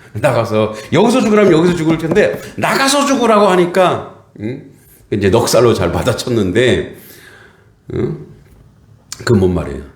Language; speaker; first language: Korean; native; Korean